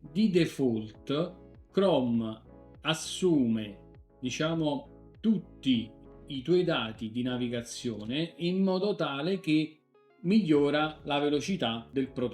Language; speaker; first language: Italian; native; Italian